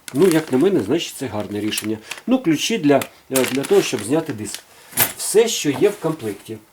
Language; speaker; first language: Ukrainian; non-native, local second language; Russian